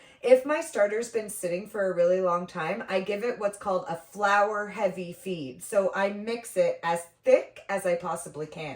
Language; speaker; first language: English; native; English